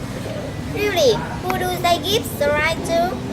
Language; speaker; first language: English; non-native, learner; Vietnamese